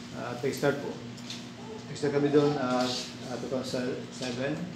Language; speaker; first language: Filipino; non-native, local second language; Bikol